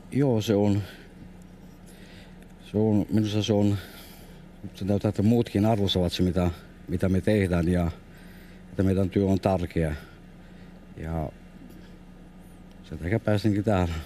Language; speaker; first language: Finnish; non-native, fluent; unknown